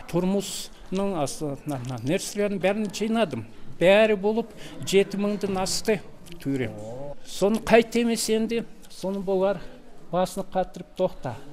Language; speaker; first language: Kazakh; non-native, local second language; Russian